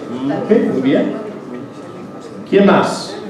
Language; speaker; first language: Spanish; non-native, fluent; English